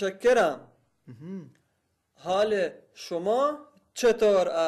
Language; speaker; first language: Persian; non-native, learner; Arabic